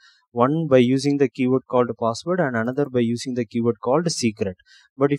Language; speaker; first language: English; non-native, local second language; Tamil